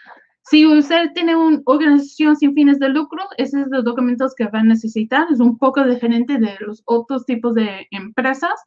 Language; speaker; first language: Spanish; early bilingual, other home language; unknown